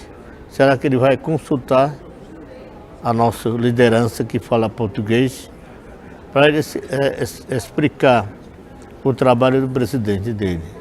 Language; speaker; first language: Portuguese; non-native, local second language; Yanomámi